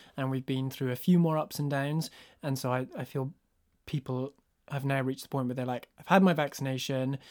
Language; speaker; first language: English; native; English